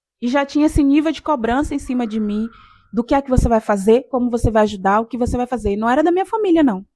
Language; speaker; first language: Portuguese; native; Portuguese